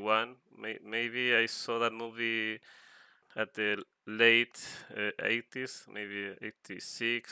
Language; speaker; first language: English; non-native, fluent; Spanish